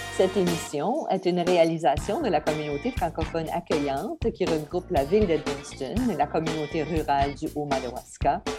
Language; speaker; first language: French; native; French